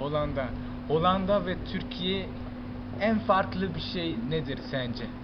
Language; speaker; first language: Turkish; non-native, learner; Chinese